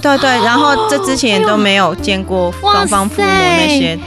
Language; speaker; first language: Chinese; native; Chinese